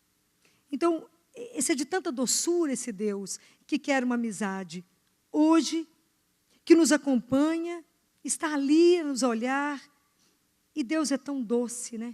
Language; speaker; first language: Portuguese; native; Portuguese